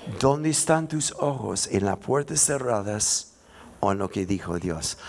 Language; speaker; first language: Spanish; non-native, fluent; English